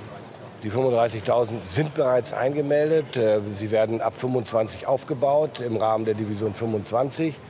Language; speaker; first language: German; native; German